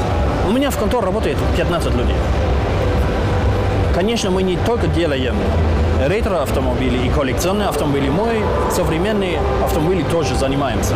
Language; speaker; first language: Russian; non-native, learner; German